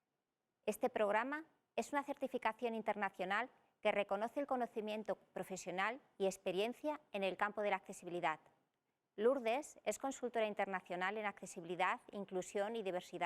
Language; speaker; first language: Spanish; native; Spanish